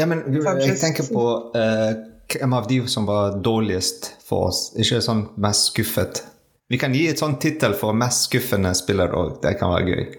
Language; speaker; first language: Norwegian; non-native, learner; French